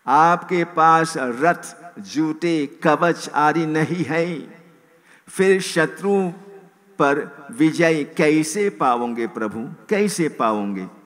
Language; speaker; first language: Hindi; non-native, fluent; English